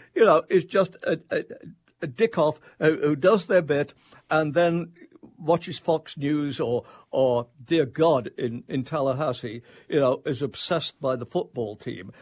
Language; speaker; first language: English; native; English